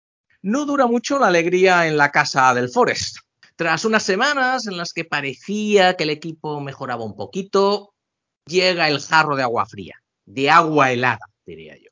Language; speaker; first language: Spanish; native; Spanish